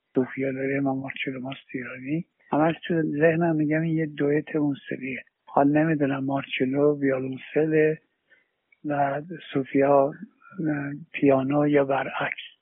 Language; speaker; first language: Persian; native; Persian